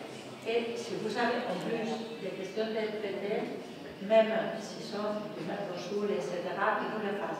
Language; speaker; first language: French; non-native, fluent; Spanish